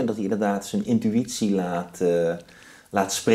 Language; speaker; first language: Dutch; native; Dutch